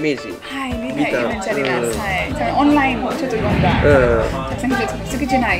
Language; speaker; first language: Japanese; non-native, learner; English